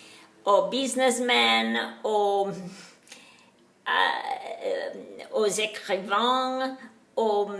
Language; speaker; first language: French; non-native, learner; Italian